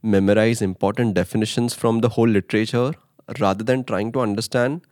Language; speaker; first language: English; non-native, local second language; Hindi